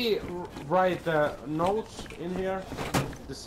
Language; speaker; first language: English; non-native, learner; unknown